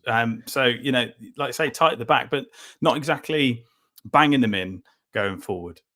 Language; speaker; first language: English; native; English